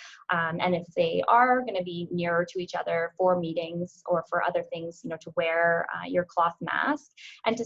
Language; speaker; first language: English; native; English